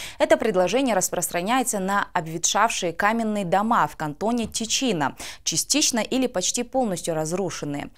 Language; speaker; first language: Russian; non-native, local second language; Kyrgyz